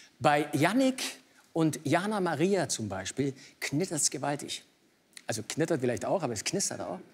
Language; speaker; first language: German; native; German